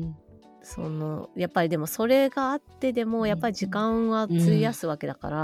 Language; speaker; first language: Japanese; native; Japanese